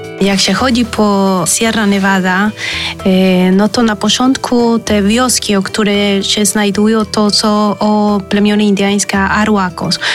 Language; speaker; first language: Polish; early bilingual, heritage; Spanish